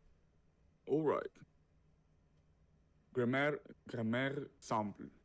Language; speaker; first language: English; non-native, learner; Russian